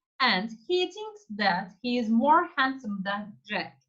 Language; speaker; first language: English; non-native, fluent; Turkish